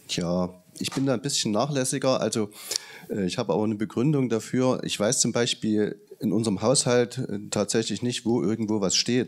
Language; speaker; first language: German; native; German